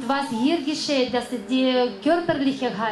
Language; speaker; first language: German; non-native, learner; Russian